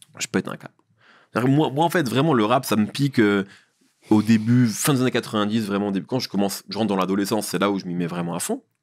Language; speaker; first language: French; early bilingual, other home language; Arabic